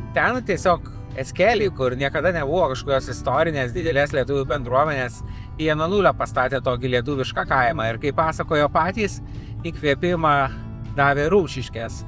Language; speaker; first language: Lithuanian; native; Lithuanian